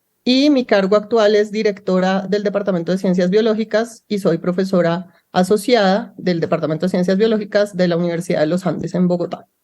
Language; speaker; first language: Spanish; native; Spanish